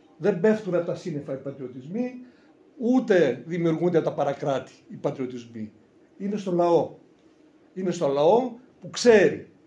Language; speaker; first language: Greek; native; Greek